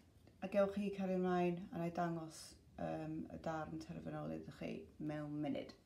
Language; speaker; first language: Welsh; non-native, local second language; English